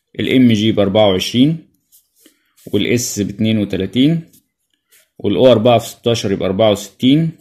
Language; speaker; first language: Arabic; native; Arabic